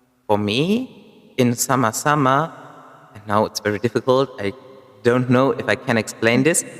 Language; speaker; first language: English; non-native, fluent; German